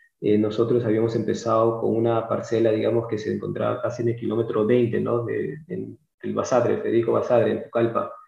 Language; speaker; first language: Spanish; early bilingual, heritage; Spanish